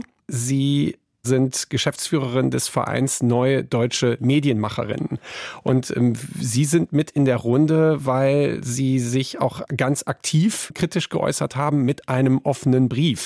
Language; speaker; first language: German; native; German